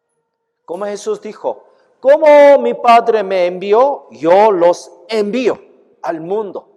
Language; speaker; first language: Spanish; non-native, fluent; Korean